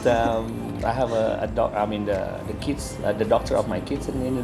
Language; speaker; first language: English; non-native, learner; Indonesian